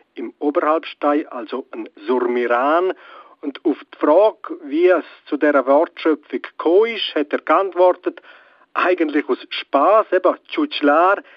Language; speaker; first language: German; non-native, local second language; Romansh